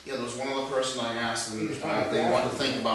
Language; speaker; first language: English; native; English